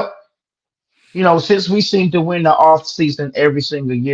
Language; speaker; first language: English; native; English